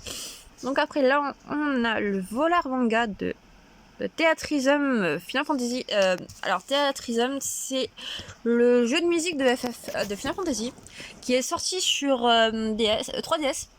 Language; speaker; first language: French; native; French